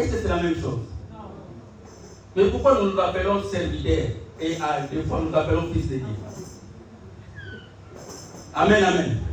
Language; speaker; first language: French; non-native, local second language; Lingala